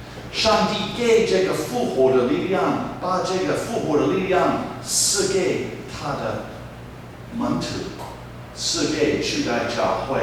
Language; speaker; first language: Chinese; non-native, fluent; English